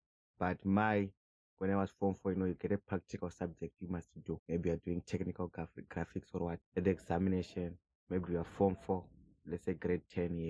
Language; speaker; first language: English; non-native, local second language; Shona